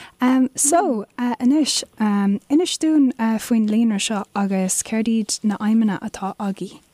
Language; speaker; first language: Irish; non-native, local second language; English